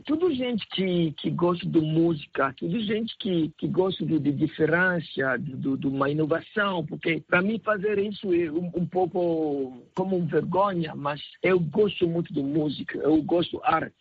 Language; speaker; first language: Portuguese; non-native, learner; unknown